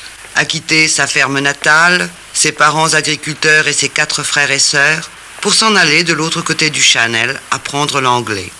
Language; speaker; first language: French; native; French